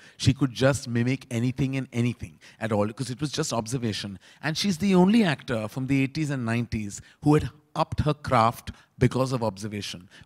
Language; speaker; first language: English; non-native, local second language; Hindi